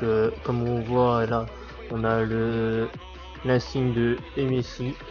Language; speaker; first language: French; native; French